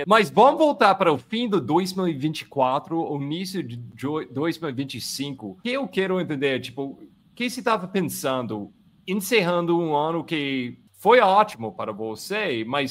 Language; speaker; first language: Portuguese; non-native, fluent; English